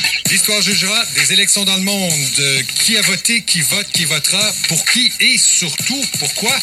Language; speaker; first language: French; native; French